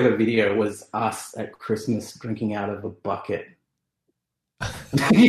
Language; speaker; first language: English; native; English